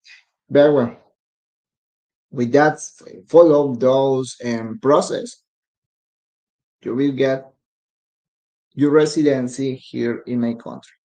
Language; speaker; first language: English; non-native, learner; Spanish